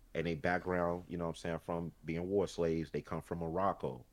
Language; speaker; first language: English; early bilingual, other home language; Haitian Creole